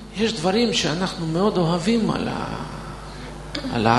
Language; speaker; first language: Hebrew; non-native, fluent; Russian